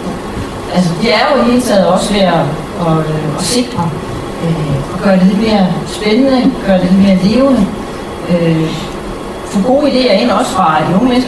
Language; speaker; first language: Danish; native; Danish